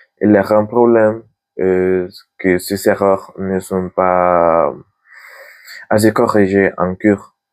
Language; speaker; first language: French; non-native, learner; Spanish